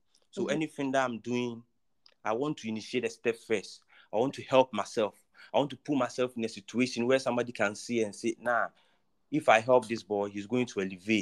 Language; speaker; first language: English; non-native, local second language; Akan